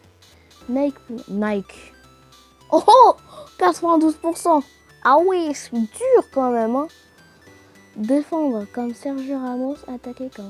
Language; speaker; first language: French; native; French